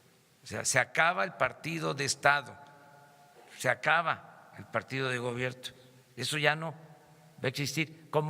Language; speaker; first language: Spanish; native; Spanish